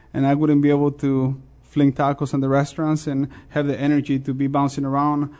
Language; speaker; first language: English; non-native, fluent; Spanish